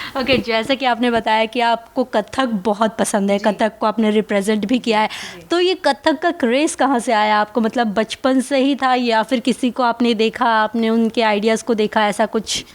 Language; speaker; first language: Hindi; native; Hindi